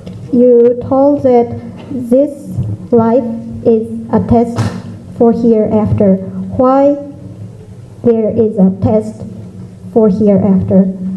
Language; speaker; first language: English; non-native, learner; Japanese